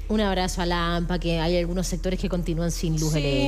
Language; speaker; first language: Spanish; native; Spanish